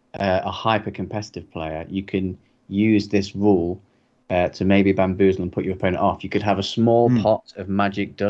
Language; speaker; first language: English; native; English